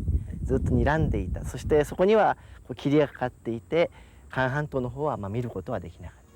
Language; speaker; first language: Japanese; non-native, fluent; Korean